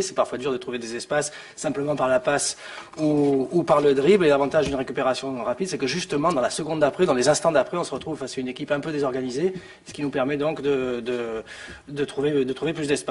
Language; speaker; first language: French; native; French